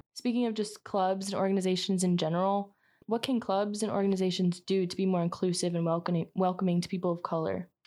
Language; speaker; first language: English; native; English